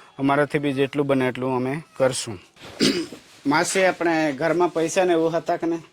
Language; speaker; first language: Gujarati; non-native, local second language; Vasavi